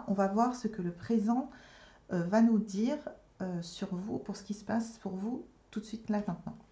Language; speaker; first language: French; native; French